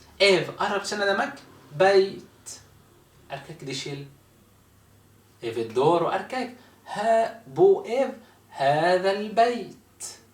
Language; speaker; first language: Turkish; non-native, fluent; Arabic